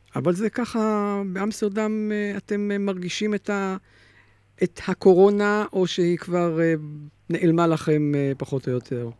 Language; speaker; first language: Hebrew; native; Hebrew